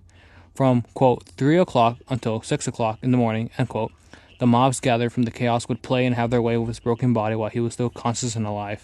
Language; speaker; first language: English; native; English